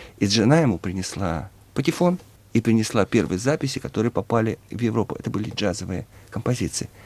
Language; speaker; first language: Russian; native; Russian